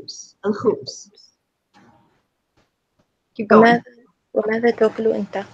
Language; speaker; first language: Arabic; non-native, learner; English